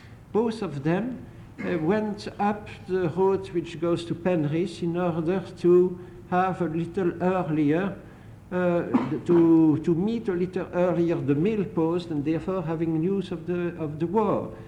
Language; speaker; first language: English; non-native, fluent; French